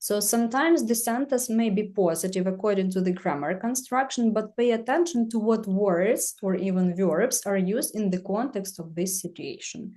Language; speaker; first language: English; non-native, fluent; Ukrainian